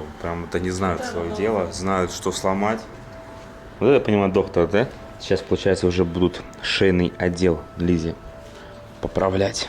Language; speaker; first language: Russian; native; Russian